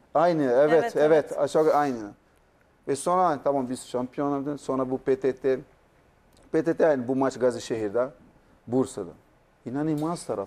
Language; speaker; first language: Turkish; non-native, learner; Portuguese